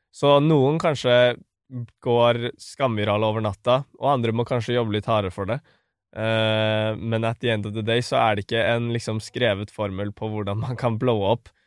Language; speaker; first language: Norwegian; native; Norwegian